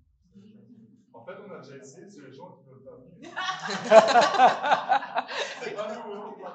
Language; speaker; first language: French; native; French